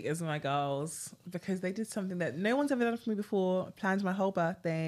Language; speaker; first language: English; native; English